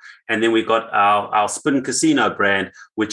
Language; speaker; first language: English; native; English